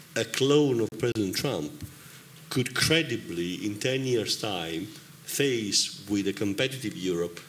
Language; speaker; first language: English; non-native, fluent; Italian